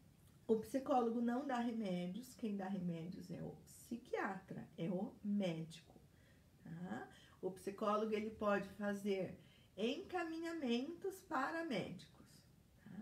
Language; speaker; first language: Portuguese; native; Portuguese